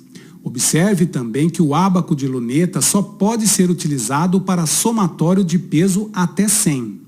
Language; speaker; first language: Portuguese; native; Portuguese